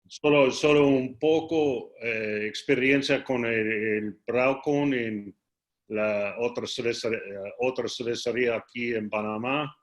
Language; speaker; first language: Spanish; non-native, learner; English